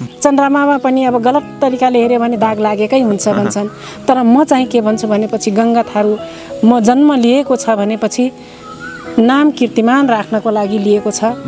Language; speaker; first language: Nepali; non-native, local second language; Dangaura Tharu